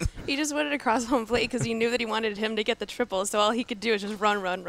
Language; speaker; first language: English; early bilingual, other home language; Spanish